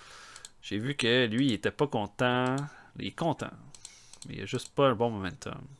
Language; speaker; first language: French; native; French